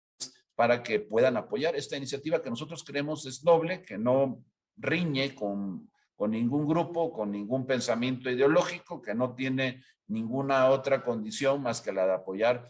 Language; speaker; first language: Spanish; native; Spanish